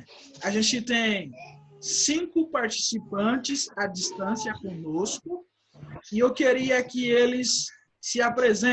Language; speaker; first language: Portuguese; non-native, fluent; Haitian Creole